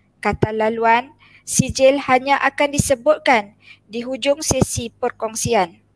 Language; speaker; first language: Malay; native; Malay